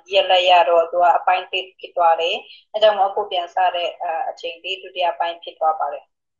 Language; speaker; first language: Burmese; non-native, local second language; Shwe Palaung